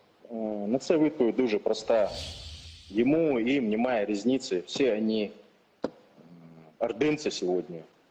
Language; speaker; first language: Ukrainian; non-native, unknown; Chechen